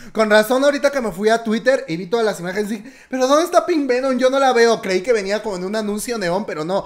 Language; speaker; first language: Spanish; native; Spanish